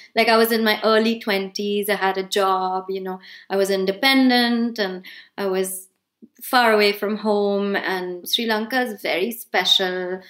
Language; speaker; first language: English; non-native, local second language; Hindi